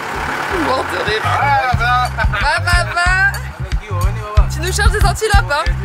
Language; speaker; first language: French; native; French